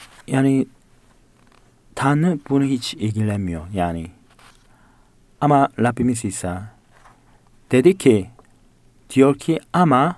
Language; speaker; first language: Turkish; non-native, fluent; Korean